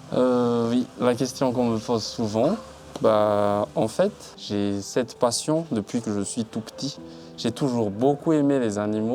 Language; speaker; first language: French; non-native, local second language; Malagasy